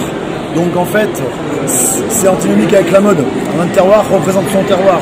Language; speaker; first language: French; native; French